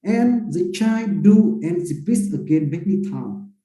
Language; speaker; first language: English; non-native, fluent; Vietnamese